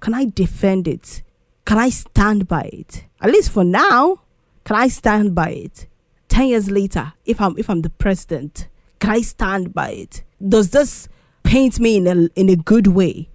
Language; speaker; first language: English; non-native, local second language; Igbo